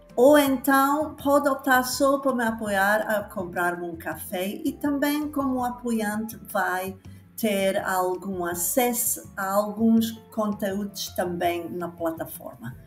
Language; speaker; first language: Portuguese; non-native, fluent; English